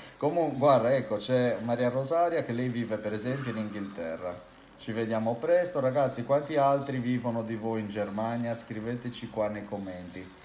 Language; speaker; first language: Italian; native; Italian